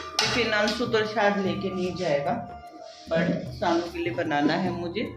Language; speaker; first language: Hindi; native; Hindi